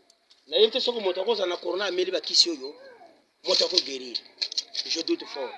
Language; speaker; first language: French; non-native, local second language; Lingala